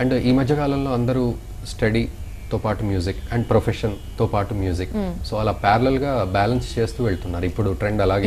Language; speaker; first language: Telugu; native; Telugu